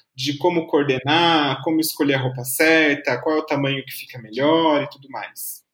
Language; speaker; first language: Portuguese; native; Portuguese